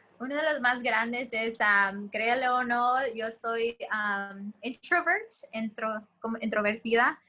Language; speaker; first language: Spanish; early bilingual, heritage; Spanish